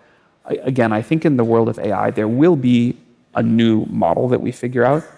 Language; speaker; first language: English; native; English